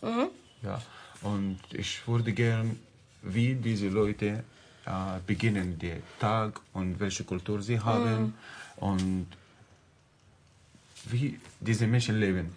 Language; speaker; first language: German; non-native, learner; Arabic